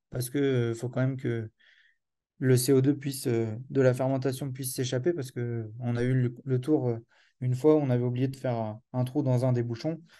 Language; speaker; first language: French; native; French